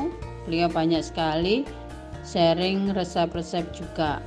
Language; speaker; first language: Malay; non-native, local second language; Javanese